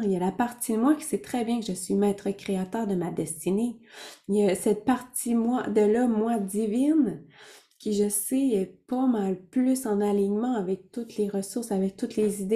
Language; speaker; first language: French; native; French